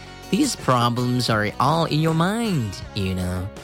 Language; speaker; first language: English; non-native, fluent; Chinese